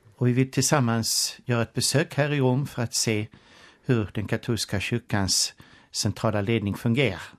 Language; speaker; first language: Swedish; native; Swedish